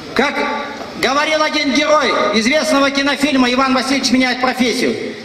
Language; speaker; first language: Russian; non-native, local second language; Kazakh